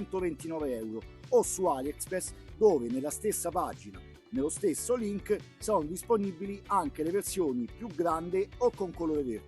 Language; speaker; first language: Italian; native; Italian